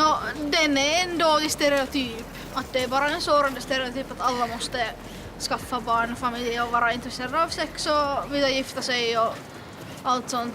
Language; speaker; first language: Swedish; non-native, local second language; Finnish